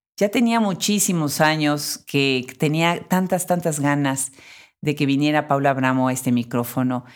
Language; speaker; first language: Spanish; native; Spanish